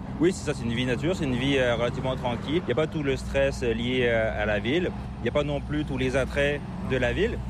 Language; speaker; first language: French; native; French